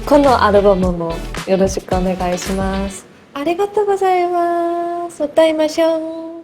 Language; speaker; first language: Japanese; non-native, learner; Korean